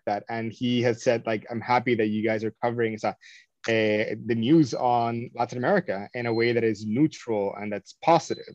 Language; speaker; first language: English; non-native, fluent; Spanish